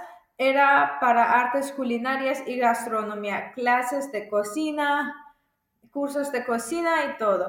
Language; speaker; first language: Spanish; non-native, fluent; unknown